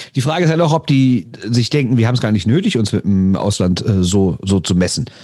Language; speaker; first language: German; native; German